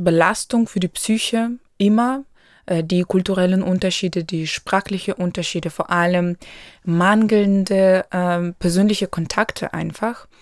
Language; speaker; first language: German; non-native, local second language; Ukrainian